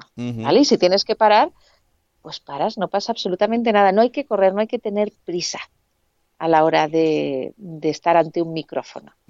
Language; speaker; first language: Spanish; native; Spanish